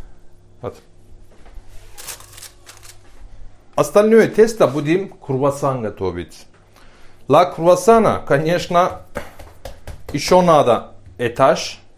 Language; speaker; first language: Russian; non-native, learner; Turkish